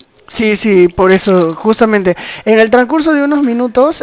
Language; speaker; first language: Spanish; native; Spanish